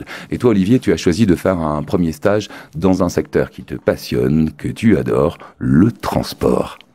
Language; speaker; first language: French; native; French